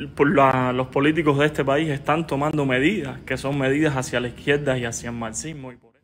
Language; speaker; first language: Spanish; native; Spanish